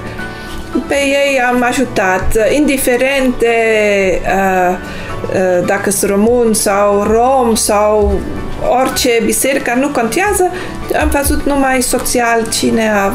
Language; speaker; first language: Romanian; non-native, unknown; Dutch